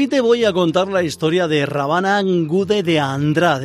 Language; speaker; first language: Spanish; native; Spanish